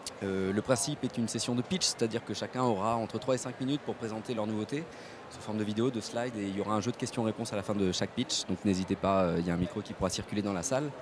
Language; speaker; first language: French; native; French